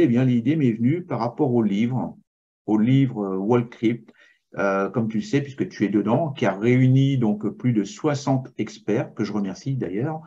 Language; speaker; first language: French; native; French